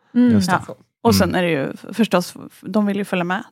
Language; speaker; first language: Swedish; native; Swedish